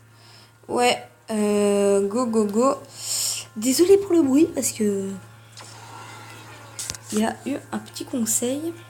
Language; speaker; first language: French; native; French